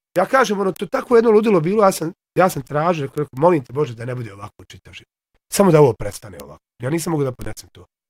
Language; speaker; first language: Bosnian; native; Bosnian